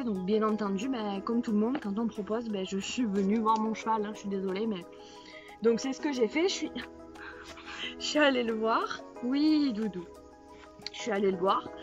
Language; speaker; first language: French; native; French